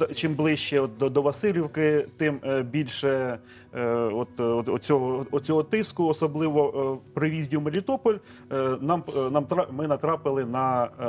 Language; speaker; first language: Ukrainian; native; Ukrainian